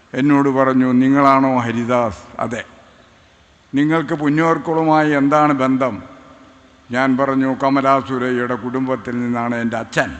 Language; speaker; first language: Malayalam; native; Malayalam